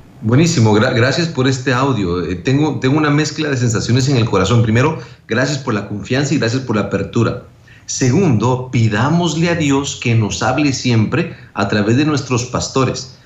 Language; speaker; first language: Spanish; native; Spanish